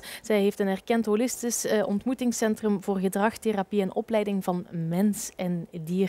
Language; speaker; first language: Dutch; native; Dutch